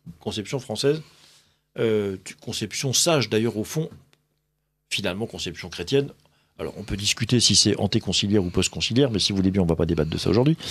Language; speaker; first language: French; native; French